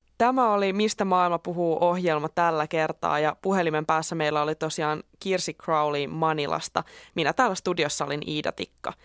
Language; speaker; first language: Finnish; native; Finnish